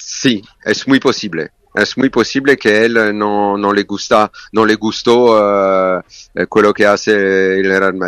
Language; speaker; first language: Spanish; non-native, learner; French